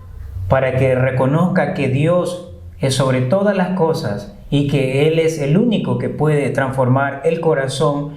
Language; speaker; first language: Spanish; native; Spanish